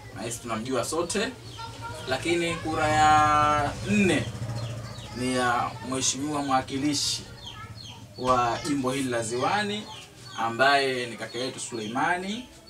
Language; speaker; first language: Swahili; native; Swahili